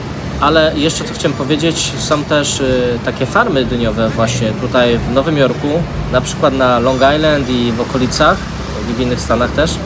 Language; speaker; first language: Polish; native; Polish